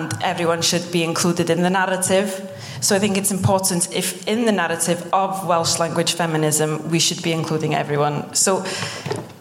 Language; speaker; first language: English; non-native, local second language; Welsh